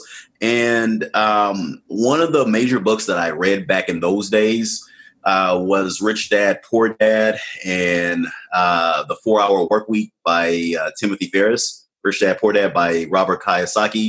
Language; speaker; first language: English; native; English